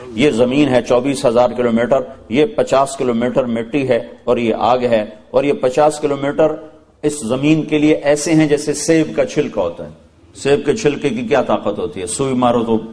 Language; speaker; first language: Urdu; non-native, local second language; Punjabi